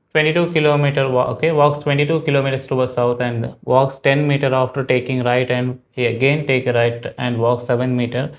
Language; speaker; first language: English; non-native, local second language; Kannada